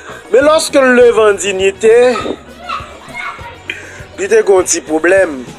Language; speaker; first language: French; non-native, local second language; Haitian Creole